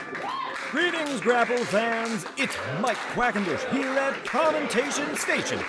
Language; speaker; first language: English; native; English